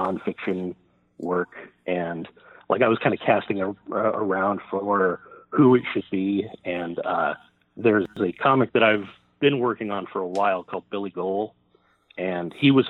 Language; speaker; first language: English; native; English